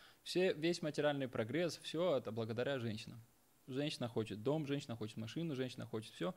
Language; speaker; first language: Russian; native; Russian